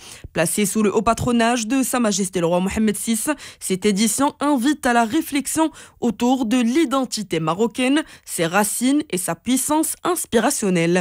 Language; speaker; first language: French; non-native, local second language; Arabic